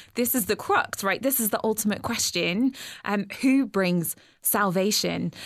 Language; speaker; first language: English; native; English